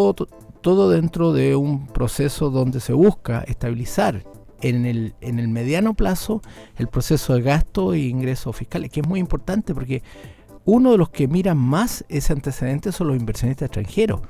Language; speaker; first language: Spanish; native; Spanish